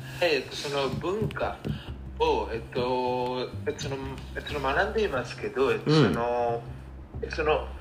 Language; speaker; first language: Japanese; non-native, learner; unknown